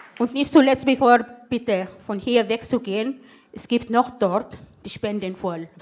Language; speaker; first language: German; non-native, fluent; Arabic